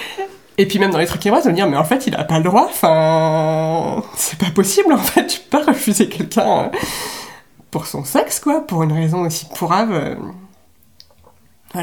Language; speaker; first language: French; native; French